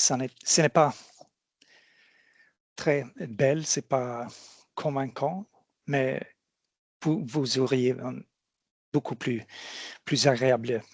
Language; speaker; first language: French; non-native, fluent; Swedish